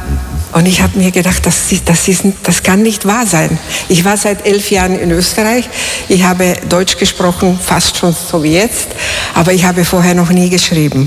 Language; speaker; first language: German; non-native, fluent; Slovak